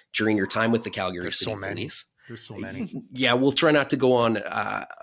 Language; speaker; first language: English; native; English